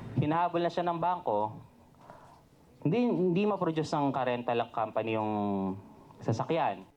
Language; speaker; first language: Filipino; native; Filipino